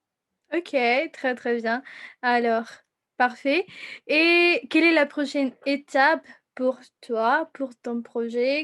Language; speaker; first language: French; non-native, fluent; Spanish